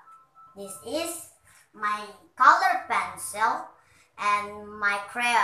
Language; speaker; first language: English; non-native, learner; Indonesian